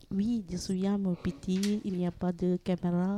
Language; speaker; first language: French; non-native, learner; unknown